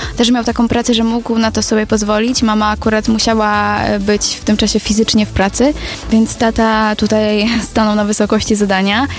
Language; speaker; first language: Polish; native; Polish